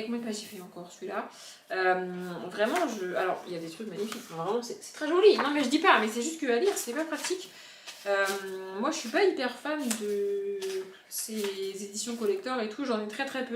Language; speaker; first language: French; native; French